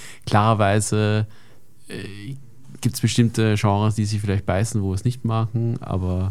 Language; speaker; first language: German; native; German